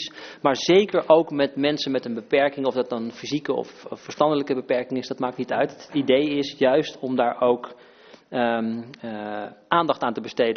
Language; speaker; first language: Dutch; native; Dutch